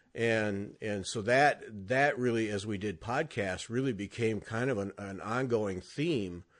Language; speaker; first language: English; native; English